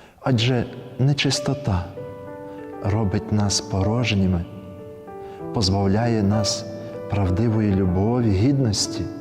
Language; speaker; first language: Ukrainian; native; Ukrainian